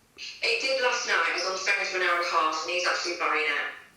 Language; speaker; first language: English; native; English